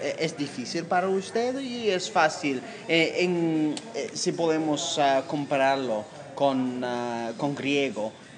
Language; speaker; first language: Spanish; non-native, learner; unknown